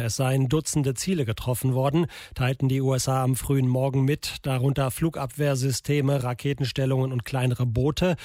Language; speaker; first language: German; native; German